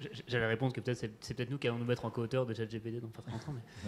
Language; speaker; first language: French; native; French